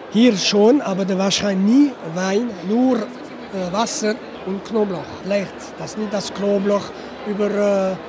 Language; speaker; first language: German; non-native, learner; French